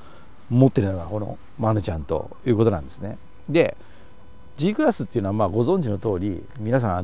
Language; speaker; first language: Japanese; native; Japanese